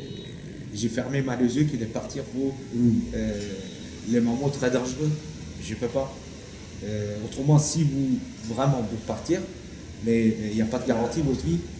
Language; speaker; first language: French; non-native, learner; Turkish